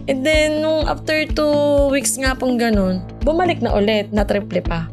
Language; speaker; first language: Filipino; native; Filipino